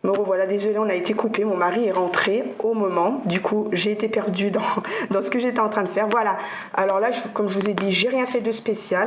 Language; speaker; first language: French; native; French